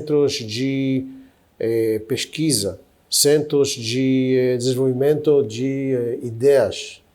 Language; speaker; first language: Portuguese; non-native, fluent; Hebrew